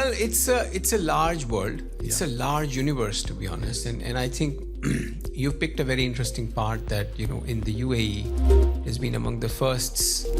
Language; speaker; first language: English; non-native, local second language; Punjabi